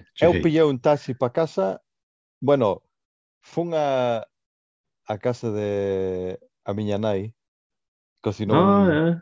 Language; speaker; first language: Galician; non-native, local second language; Spanish